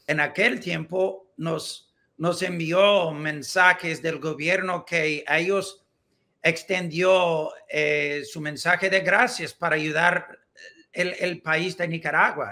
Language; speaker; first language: Spanish; non-native, learner; English